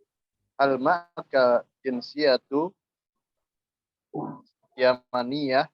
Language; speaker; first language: Arabic; non-native, learner; Indonesian